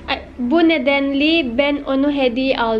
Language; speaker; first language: Turkish; non-native, learner; Filipino